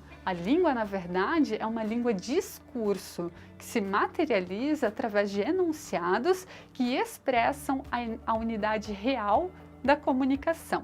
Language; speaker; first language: Portuguese; native; Portuguese